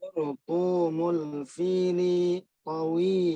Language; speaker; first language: Arabic; non-native, learner; Indonesian